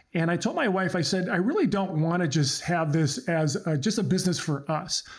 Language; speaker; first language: English; early bilingual, other home language; Croatian